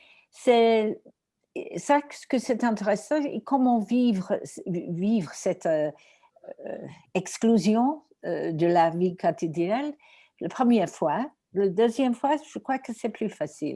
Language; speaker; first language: French; non-native, learner; Greek